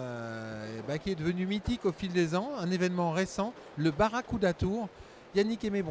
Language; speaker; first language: French; native; French